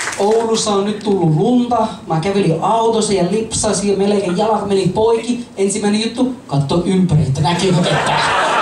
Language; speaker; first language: Finnish; non-native, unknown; English